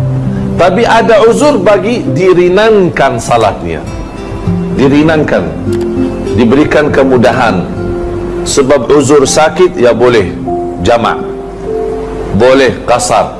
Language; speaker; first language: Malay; non-native, fluent; Arabic